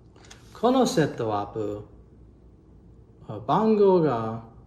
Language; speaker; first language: Japanese; non-native, learner; English